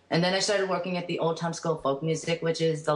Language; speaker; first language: English; native; English